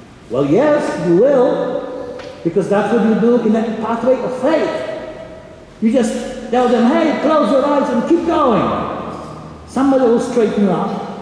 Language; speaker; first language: English; non-native, fluent; Polish